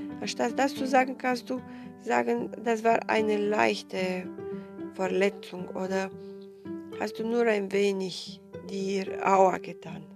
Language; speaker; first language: German; non-native, fluent; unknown